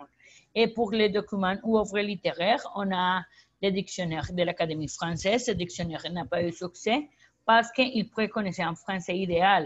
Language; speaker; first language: French; non-native, learner; Spanish